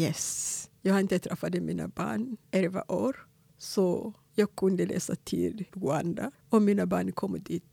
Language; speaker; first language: Swedish; non-native, fluent; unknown